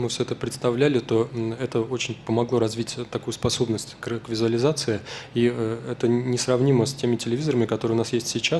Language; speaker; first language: Russian; native; Russian